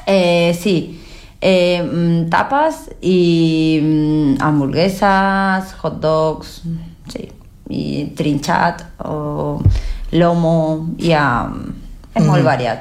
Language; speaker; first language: Catalan; non-native, learner; Spanish